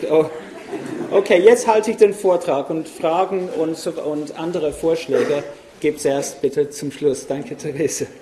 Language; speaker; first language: German; non-native, fluent; English